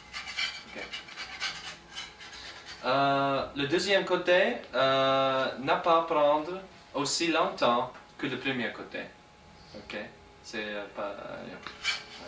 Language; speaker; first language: French; non-native, learner; English